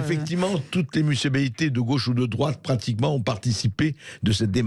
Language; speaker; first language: French; native; French